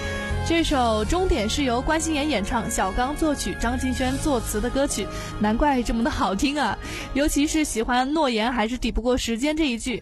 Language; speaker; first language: Chinese; native; Chinese